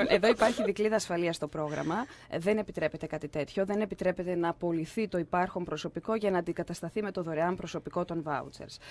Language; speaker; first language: Greek; native; Greek